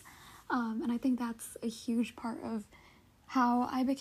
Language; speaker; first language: English; native; English